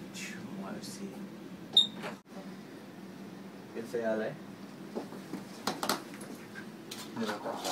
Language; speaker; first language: French; non-native, learner; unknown